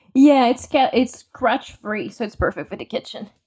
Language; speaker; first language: English; non-native, fluent; French